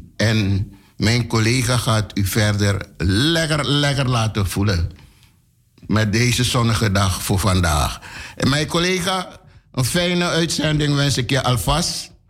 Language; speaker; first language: Dutch; native; Dutch